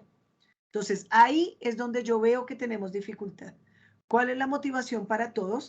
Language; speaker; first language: Spanish; native; Spanish